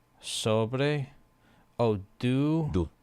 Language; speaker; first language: Portuguese; non-native, learner; English